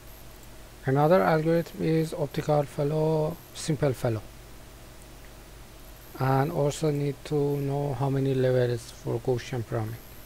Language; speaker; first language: English; non-native, fluent; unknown